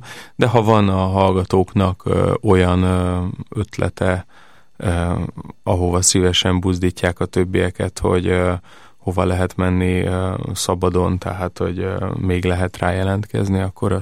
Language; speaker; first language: Hungarian; native; Hungarian